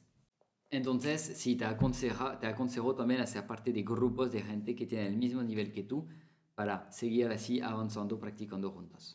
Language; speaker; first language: Spanish; non-native, fluent; French